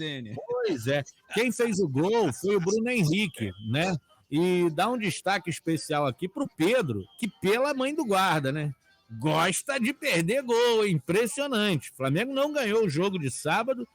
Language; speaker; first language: Portuguese; native; Portuguese